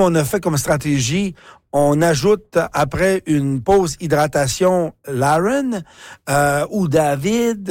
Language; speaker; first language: French; native; French